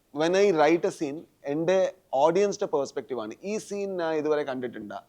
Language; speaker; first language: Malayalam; non-native, learner; Tulu